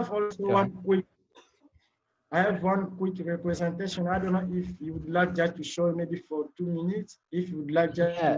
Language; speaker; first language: English; non-native, learner; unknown